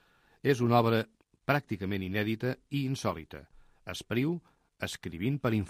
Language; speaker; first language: Catalan; native; Catalan